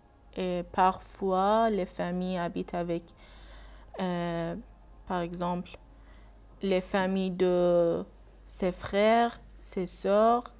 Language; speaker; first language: French; non-native, learner; Persian